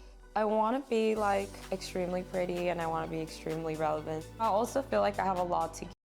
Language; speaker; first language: English; native; English